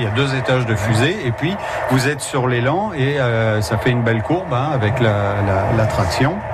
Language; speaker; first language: French; native; French